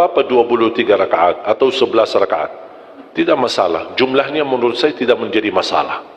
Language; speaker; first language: Indonesian; non-native, fluent; Arabic